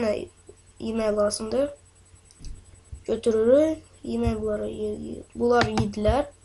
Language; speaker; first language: Turkish; non-native, learner; Azerbaijani